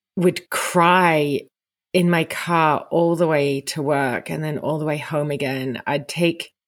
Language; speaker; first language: English; native; English